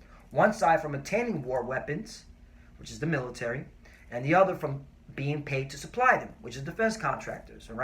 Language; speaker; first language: English; native; English